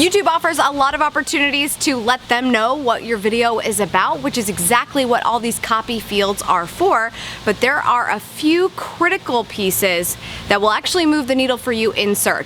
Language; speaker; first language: English; native; English